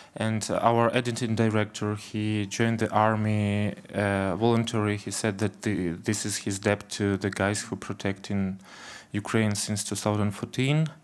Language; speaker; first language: English; non-native, fluent; Ukrainian